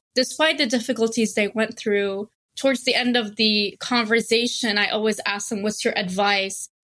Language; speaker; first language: English; non-native, fluent; Arabic